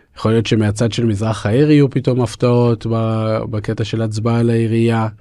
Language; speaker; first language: Hebrew; early bilingual, other home language; Russian